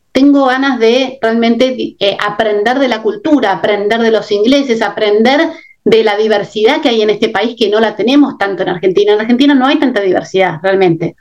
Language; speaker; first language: Spanish; native; Spanish